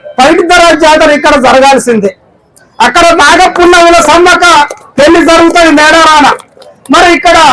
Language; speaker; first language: Telugu; non-native, local second language; Koya